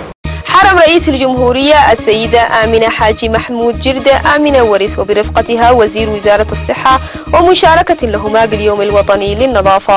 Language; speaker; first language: Arabic; non-native, local second language; Somali